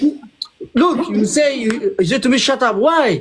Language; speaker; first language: English; non-native, learner; Arabic